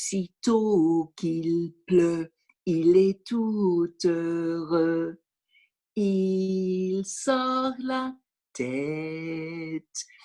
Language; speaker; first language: French; non-native, fluent; English